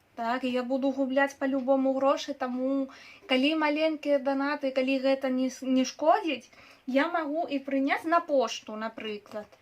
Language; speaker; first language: Belarusian; non-native, local second language; Russian